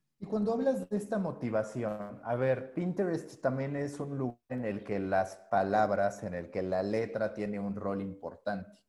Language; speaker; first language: Spanish; native; Spanish